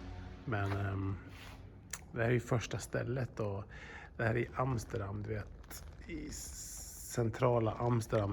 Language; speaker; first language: Swedish; native; Swedish